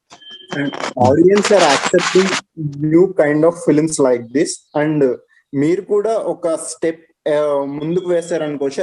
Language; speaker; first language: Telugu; native; Telugu